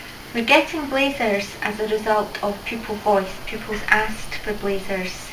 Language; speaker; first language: English; native; English